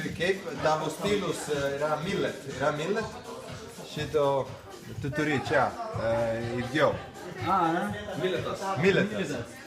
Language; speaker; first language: Lithuanian; non-native, learner; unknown